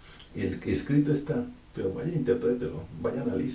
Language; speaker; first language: Spanish; native; Spanish